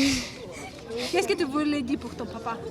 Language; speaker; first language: French; non-native, learner; Ukrainian